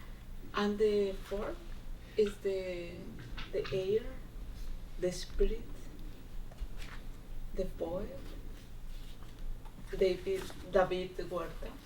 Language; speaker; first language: English; non-native, learner; Spanish